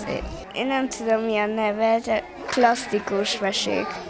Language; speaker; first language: Hungarian; early bilingual, other home language; Chinese